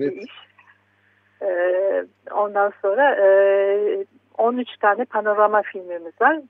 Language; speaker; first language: Turkish; non-native, fluent; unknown